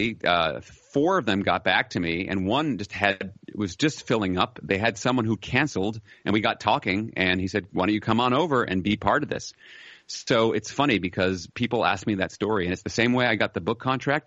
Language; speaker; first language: English; native; English